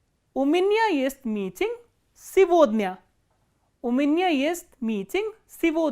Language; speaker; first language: Russian; non-native, fluent; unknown